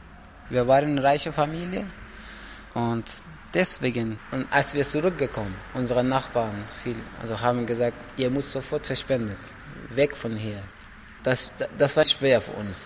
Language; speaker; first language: German; non-native, learner; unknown